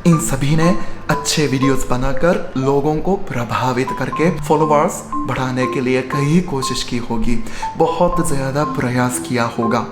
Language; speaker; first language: Hindi; non-native, fluent; Japanese